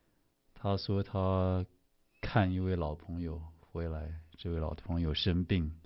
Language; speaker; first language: Chinese; native; Chinese